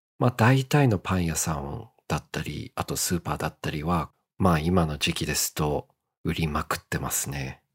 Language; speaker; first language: Japanese; early bilingual, heritage; Japanese